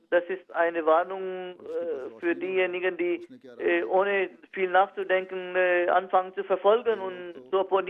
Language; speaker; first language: German; non-native, fluent; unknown